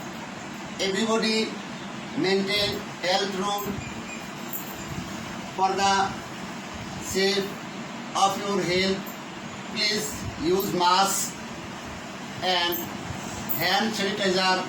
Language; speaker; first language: English; non-native, fluent; Bangla